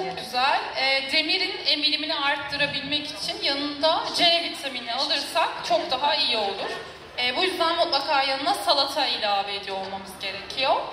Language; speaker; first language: Turkish; native; Turkish